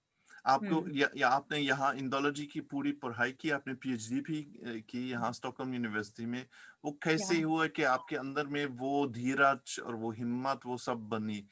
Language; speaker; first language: Hindi; non-native, fluent; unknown